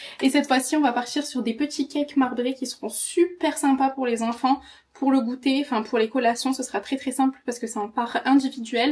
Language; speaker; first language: French; native; French